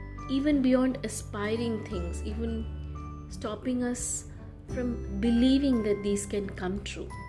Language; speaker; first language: English; non-native, local second language; Hindi